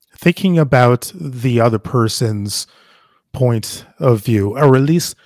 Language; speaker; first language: English; native; English